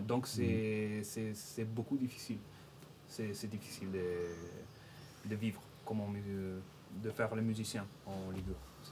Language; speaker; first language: French; non-native, fluent; Italian